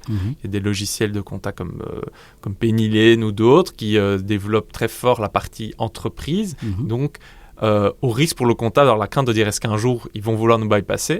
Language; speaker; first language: French; native; French